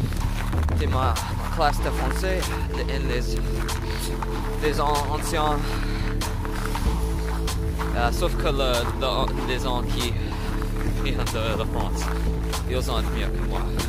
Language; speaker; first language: French; non-native, learner; English